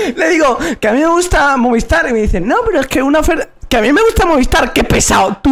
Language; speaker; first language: Spanish; native; Spanish